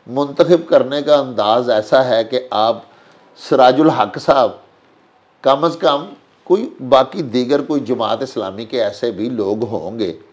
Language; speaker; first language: Urdu; non-native, local second language; Punjabi